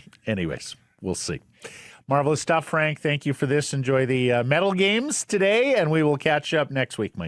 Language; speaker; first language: English; native; English